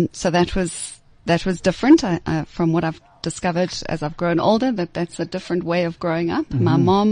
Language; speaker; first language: English; native; English